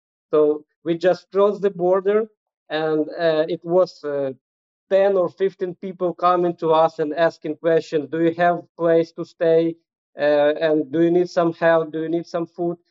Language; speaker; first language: English; non-native, fluent; Ukrainian